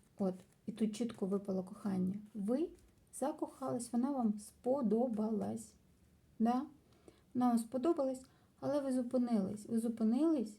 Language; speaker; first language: Ukrainian; non-native, local second language; Russian